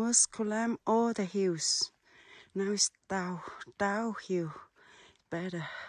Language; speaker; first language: English; non-native, learner; Chinese